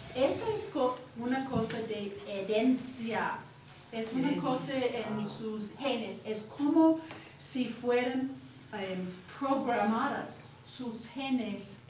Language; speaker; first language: Spanish; non-native, fluent; English